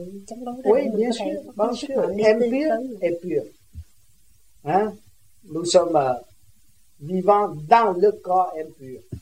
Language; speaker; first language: French; non-native, learner; Vietnamese